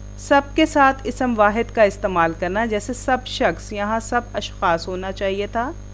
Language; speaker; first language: Urdu; native; Urdu